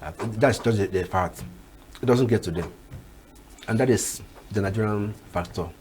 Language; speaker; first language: English; non-native, local second language; Igbo